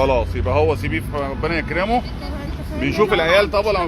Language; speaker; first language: Arabic; native; Arabic